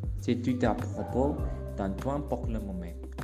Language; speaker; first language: French; non-native, learner; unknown